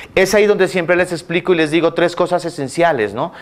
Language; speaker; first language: Spanish; native; Spanish